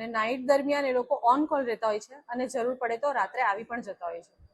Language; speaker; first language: Gujarati; native; Gujarati